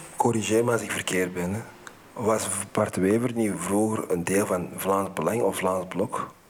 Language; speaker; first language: Dutch; non-native, fluent; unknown